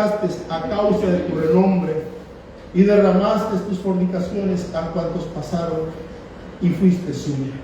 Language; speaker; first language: Spanish; native; Spanish